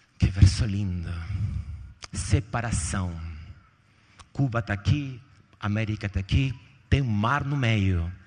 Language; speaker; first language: Portuguese; non-native, fluent; Spanish